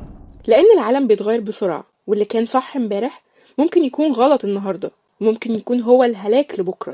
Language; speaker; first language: Arabic; native; Arabic